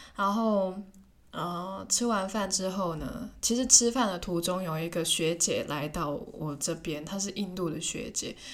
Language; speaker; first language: Chinese; non-native, local second language; Cantonese